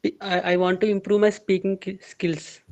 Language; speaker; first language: English; non-native, learner; Telugu